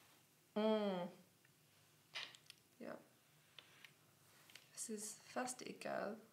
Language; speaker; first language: German; non-native, learner; English